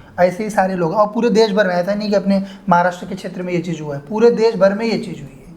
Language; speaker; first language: Hindi; non-native, local second language; Marathi